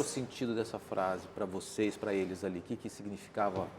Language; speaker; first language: Portuguese; native; Portuguese